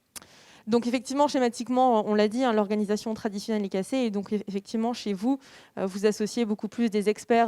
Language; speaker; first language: French; native; French